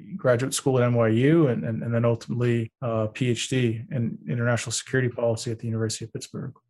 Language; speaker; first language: English; native; English